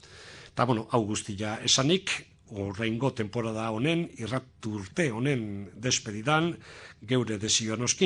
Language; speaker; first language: Basque; native; Basque